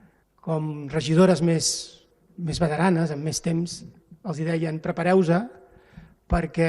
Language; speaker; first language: Catalan; native; Catalan